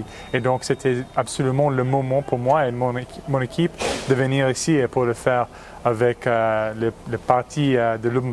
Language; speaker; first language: French; non-native, fluent; English